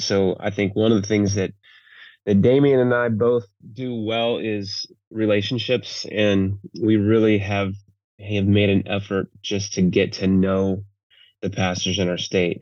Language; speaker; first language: English; native; English